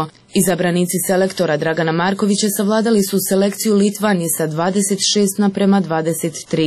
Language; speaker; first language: Croatian; native; Croatian